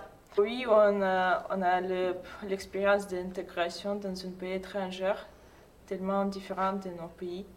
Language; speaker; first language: French; non-native, fluent; Russian